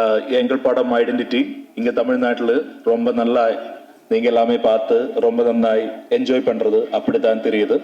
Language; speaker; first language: Tamil; non-native, local second language; Malayalam